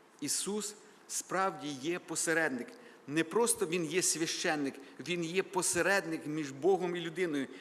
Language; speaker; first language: Ukrainian; native; Ukrainian